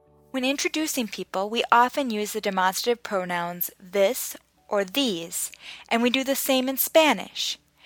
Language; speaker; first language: English; native; English